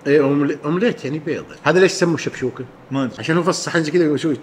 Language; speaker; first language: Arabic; non-native, fluent; Urdu